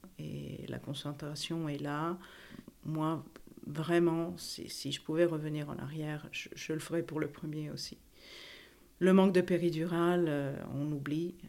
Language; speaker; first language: French; non-native, fluent; Italian